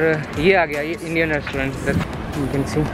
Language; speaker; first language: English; non-native, local second language; Hindi